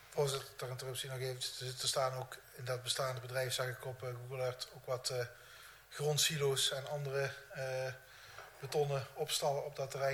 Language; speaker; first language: Dutch; native; Dutch